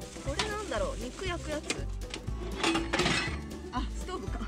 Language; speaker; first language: Japanese; native; Japanese